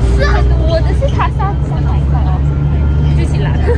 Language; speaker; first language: Chinese; non-native, learner; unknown